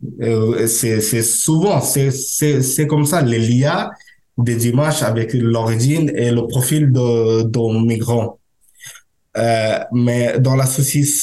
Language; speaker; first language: French; non-native, learner; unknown